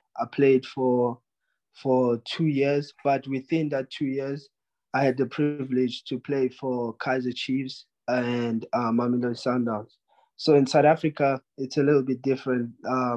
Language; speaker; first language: English; non-native, local second language; Zulu